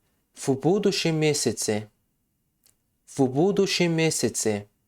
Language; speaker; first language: Russian; non-native, fluent; Tajik